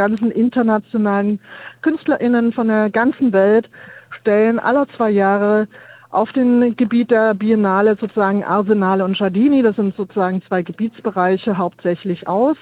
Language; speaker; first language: German; native; German